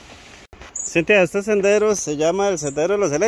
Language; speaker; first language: Spanish; native; Spanish